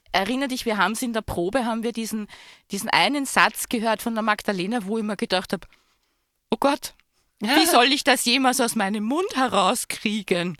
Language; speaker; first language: German; native; German